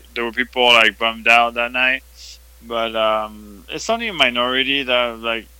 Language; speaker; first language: English; non-native, fluent; French